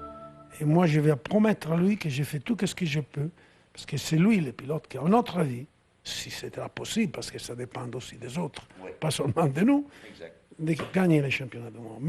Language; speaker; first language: French; non-native, fluent; Italian